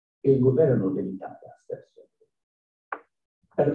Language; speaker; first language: Italian; non-native, learner; French